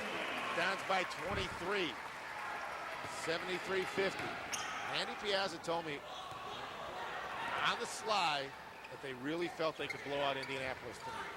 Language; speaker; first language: English; native; English